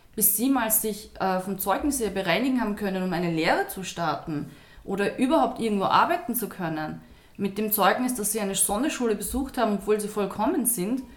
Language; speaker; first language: German; early bilingual, other home language; Turkish